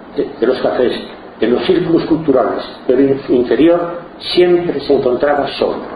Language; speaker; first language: Spanish; non-native, local second language; Galician